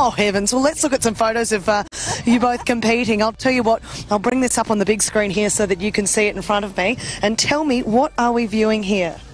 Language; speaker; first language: English; native; English